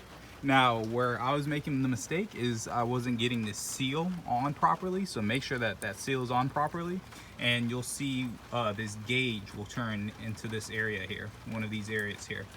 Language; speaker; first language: English; native; English